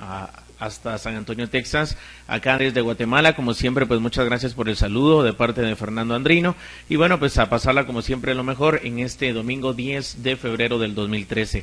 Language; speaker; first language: Spanish; native; Spanish